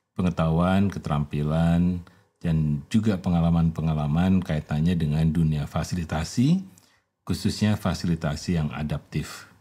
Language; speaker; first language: Indonesian; native; Indonesian